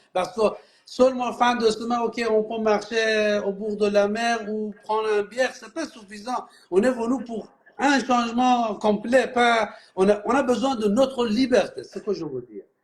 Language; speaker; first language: French; non-native, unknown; Persian